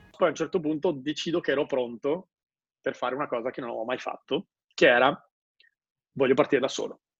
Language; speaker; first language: Italian; native; Italian